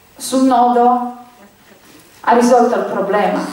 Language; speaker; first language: Italian; non-native, fluent; Polish